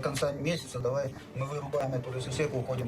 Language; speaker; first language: Russian; native; Russian